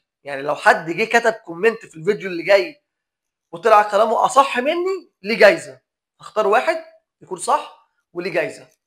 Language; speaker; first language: Arabic; native; Arabic